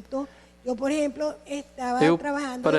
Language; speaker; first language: Portuguese; non-native, learner; Spanish